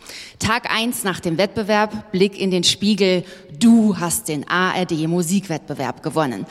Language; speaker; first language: German; native; German